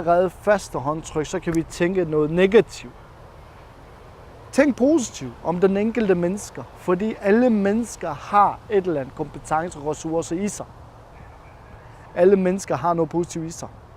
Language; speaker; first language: Danish; non-native, fluent; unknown